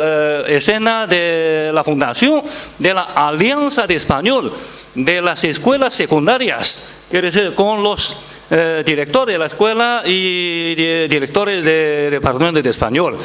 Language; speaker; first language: Spanish; non-native, fluent; Chinese